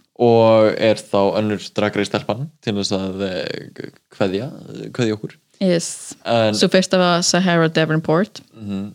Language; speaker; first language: Icelandic; non-native, fluent; English